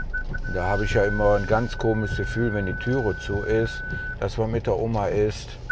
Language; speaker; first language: German; native; German